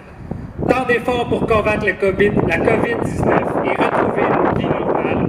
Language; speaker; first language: French; native; French